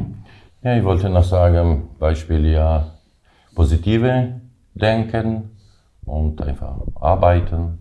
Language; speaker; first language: German; non-native, learner; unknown